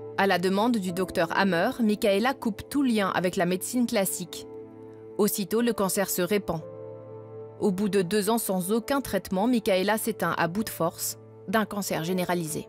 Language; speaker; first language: French; native; French